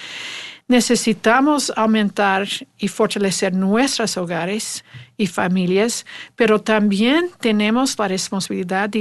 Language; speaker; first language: Spanish; non-native, learner; English